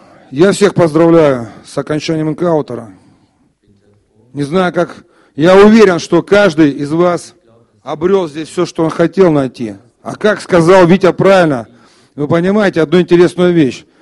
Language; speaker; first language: Russian; native; Russian